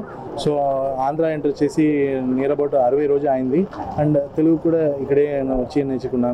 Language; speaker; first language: Telugu; non-native, learner; Tamil